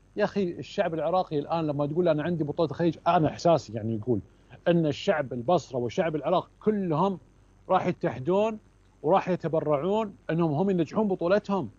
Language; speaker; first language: Arabic; native; Arabic